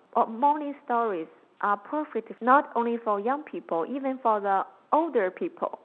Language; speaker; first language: English; non-native, learner; Chinese